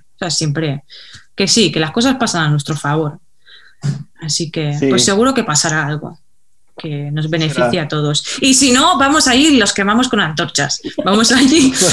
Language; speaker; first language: Spanish; native; Spanish